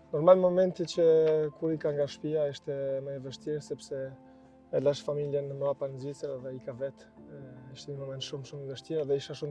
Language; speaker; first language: Albanian; early bilingual, heritage; Albanian